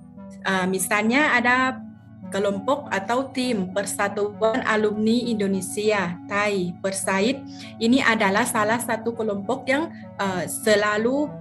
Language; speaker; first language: Indonesian; non-native, fluent; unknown